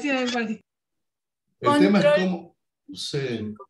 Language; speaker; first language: Spanish; native; Spanish